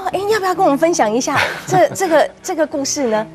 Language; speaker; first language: Chinese; native; Chinese